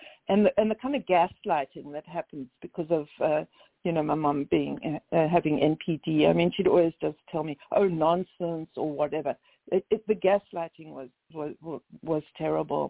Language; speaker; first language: English; native; English